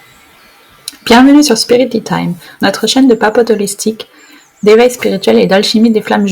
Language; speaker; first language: French; native; French